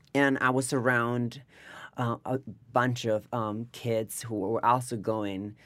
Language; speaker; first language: English; non-native, fluent; Spanish